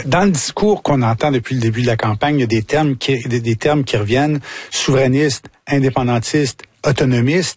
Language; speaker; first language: French; native; French